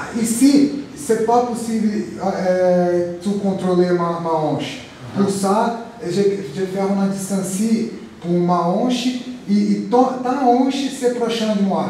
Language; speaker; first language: French; non-native, learner; Portuguese